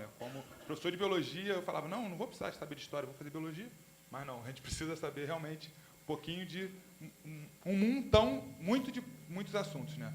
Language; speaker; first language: Portuguese; native; Portuguese